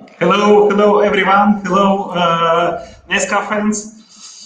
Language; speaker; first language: English; non-native, learner; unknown